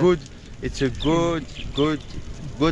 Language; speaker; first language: English; non-native, learner; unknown